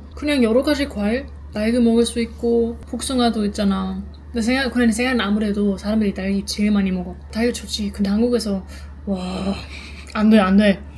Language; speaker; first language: Korean; non-native, fluent; German